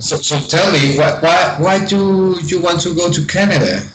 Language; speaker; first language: English; non-native, fluent; Spanish